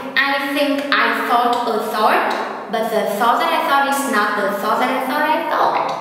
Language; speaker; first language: English; non-native, fluent; Vietnamese